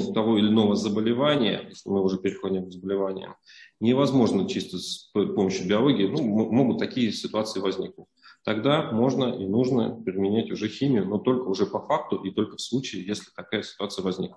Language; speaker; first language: Russian; native; Russian